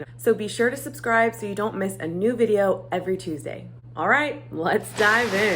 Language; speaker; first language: English; native; English